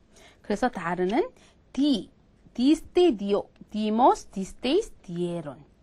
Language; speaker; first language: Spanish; non-native, fluent; Korean